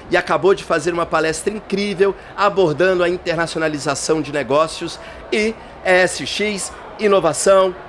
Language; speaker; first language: Portuguese; native; Portuguese